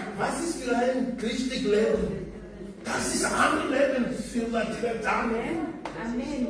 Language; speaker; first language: German; non-native, learner; French